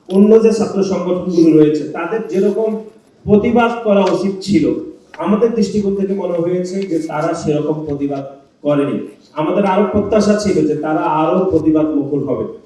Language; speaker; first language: Bangla; native; Bangla